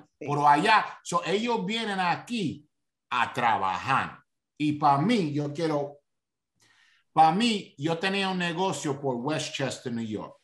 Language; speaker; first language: Spanish; early bilingual, heritage; Spanish